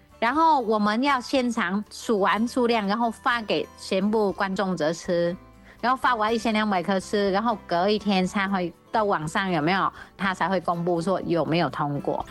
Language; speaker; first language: Chinese; non-native, fluent; Vietnamese